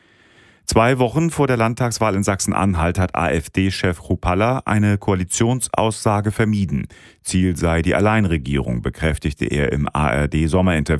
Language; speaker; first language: German; native; German